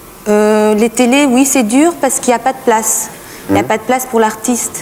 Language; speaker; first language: French; native; French